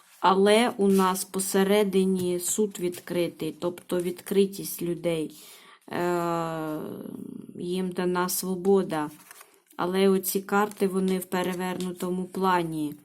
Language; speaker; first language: Ukrainian; native; Ukrainian